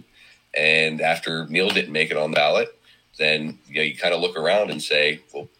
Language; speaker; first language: English; native; English